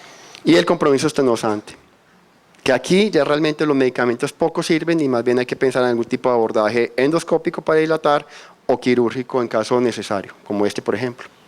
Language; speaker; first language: Spanish; native; Spanish